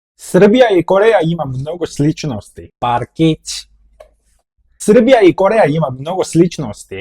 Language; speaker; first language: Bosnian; non-native, fluent; Korean